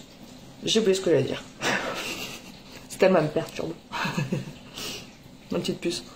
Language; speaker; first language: French; native; French